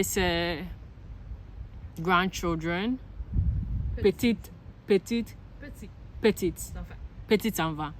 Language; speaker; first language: French; non-native, learner; Akan